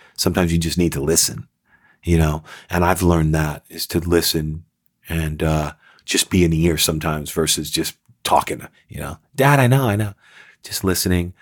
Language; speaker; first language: English; native; English